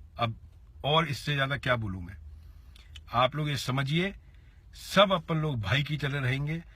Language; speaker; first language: Hindi; native; Hindi